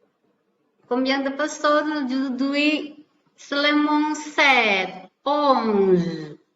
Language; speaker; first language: French; non-native, fluent; Indonesian